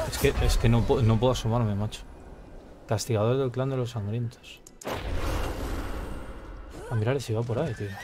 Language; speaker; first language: Spanish; native; Spanish